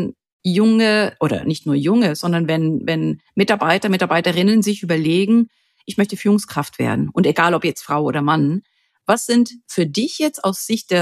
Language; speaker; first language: German; native; German